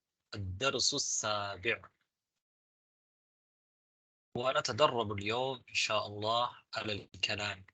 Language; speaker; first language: Arabic; non-native, fluent; Tamil